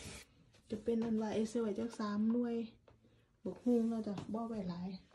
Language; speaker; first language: Thai; non-native, local second language; Northeastern Thai